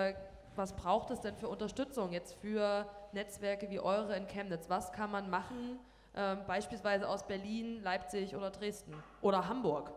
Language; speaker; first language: German; native; German